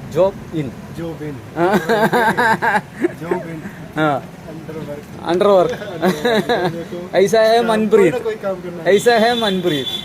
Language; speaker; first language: Hindi; non-native, local second language; Malayalam